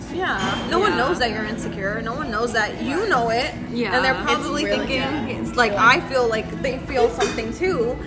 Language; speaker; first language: English; early bilingual, other home language; Spanish